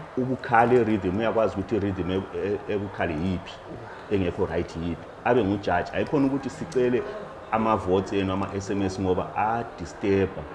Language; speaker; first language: Zulu; native; Zulu